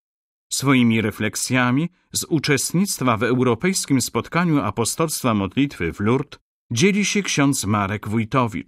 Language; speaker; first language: Polish; native; Polish